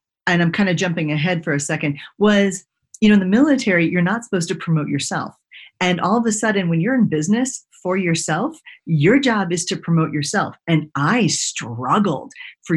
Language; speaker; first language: English; native; English